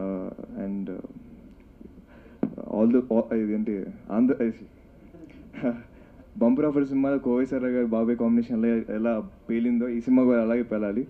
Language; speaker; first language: Telugu; native; Telugu